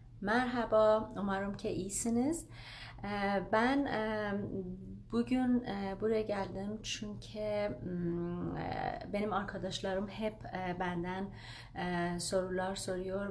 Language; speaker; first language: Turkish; non-native, learner; Persian